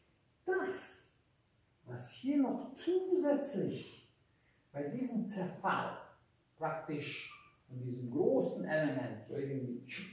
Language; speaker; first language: German; non-native, fluent; Hungarian